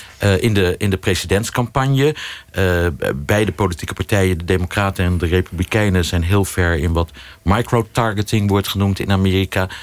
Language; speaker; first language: Dutch; native; Dutch